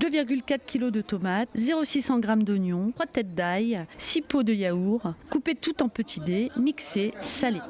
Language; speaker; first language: French; native; French